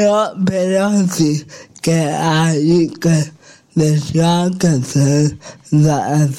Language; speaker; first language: Catalan; non-native, local second language; Spanish